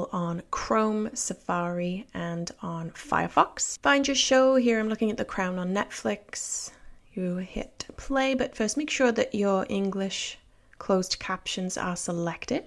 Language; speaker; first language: English; native; English